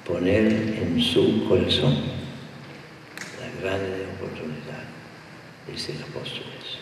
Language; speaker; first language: Spanish; non-native, fluent; English